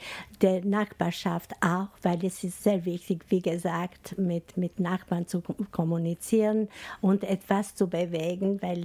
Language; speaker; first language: German; non-native, fluent; Albanian